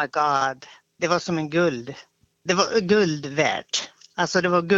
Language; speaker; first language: Swedish; native; Swedish